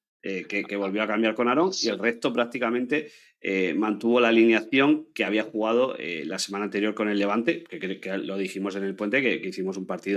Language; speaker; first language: Spanish; native; Spanish